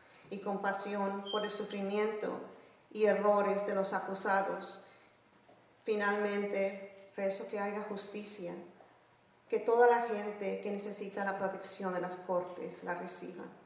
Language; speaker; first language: Spanish; early bilingual, heritage; Spanish